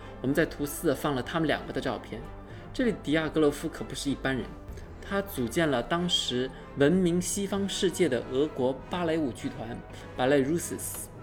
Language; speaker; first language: Chinese; native; Chinese